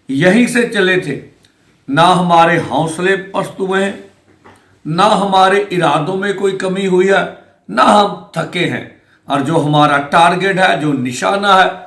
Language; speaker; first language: Hindi; non-native, local second language; Punjabi